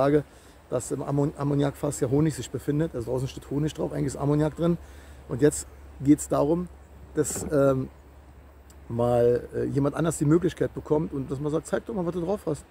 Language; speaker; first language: German; native; German